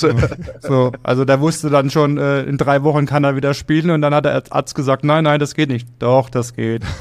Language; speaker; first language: German; native; German